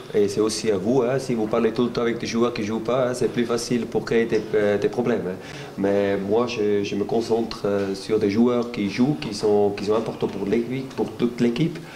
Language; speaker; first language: French; non-native, local second language; Swiss German